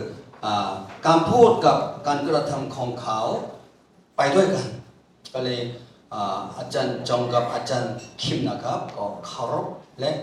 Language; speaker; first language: Thai; non-native, fluent; Korean